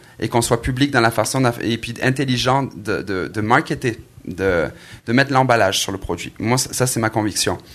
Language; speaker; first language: French; native; French